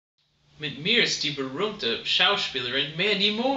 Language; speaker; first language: German; non-native, learner; English